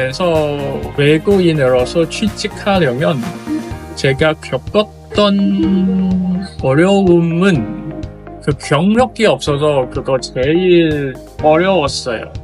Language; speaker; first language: Korean; non-native, fluent; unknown